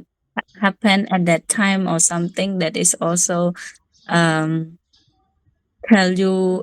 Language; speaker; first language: English; non-native, learner; Khmer